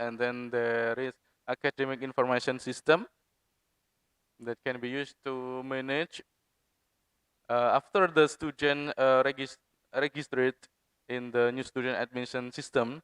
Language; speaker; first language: English; non-native, fluent; Indonesian